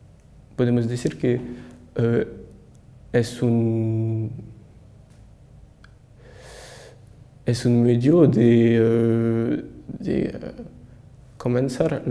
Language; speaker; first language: Spanish; non-native, learner; French